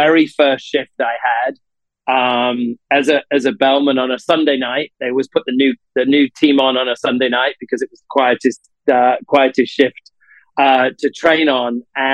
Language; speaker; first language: English; native; English